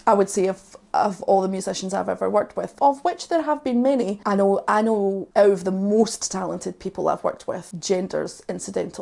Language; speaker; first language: English; native; English